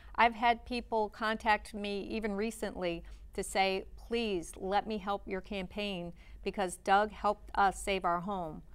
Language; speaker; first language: English; native; English